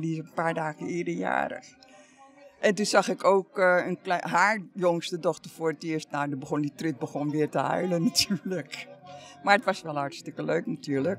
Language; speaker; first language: Dutch; native; Dutch